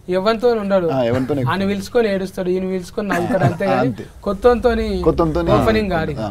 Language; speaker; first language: Telugu; native; Telugu